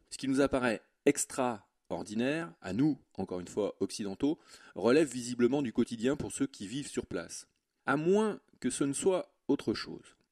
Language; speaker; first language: French; native; French